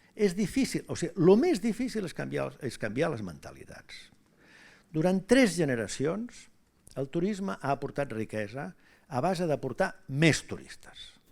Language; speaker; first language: Catalan; native; Catalan